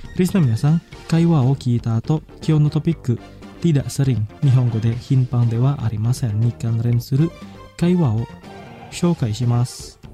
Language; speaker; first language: Japanese; non-native, fluent; Indonesian